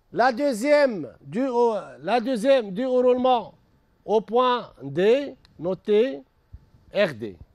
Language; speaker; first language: French; non-native, local second language; Arabic